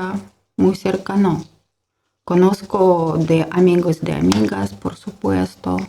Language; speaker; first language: Spanish; non-native, learner; Ukrainian